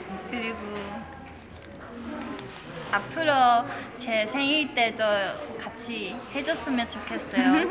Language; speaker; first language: Korean; non-native, fluent; Chinese